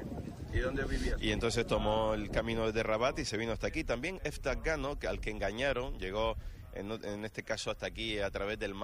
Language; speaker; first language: Spanish; native; Spanish